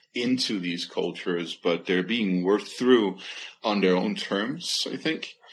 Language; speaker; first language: English; non-native, fluent; Danish